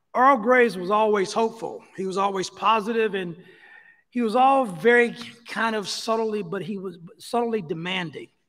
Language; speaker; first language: English; native; English